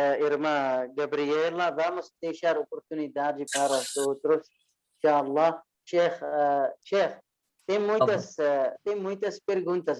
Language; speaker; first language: Portuguese; non-native, fluent; Arabic